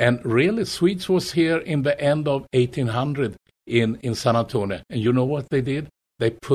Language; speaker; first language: English; non-native, fluent; Swedish